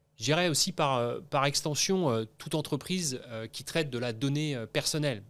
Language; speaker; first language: French; native; French